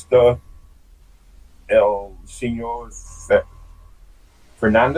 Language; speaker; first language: Spanish; non-native, learner; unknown